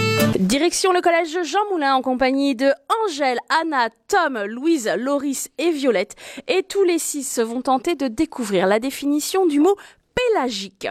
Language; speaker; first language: French; native; French